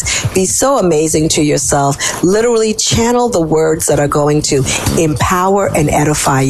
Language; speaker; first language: English; native; English